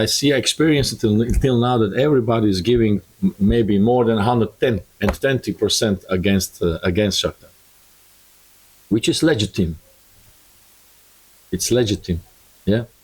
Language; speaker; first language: English; non-native, learner; Croatian